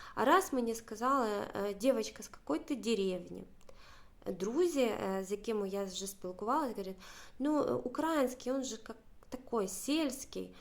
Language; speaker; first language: Ukrainian; native; Ukrainian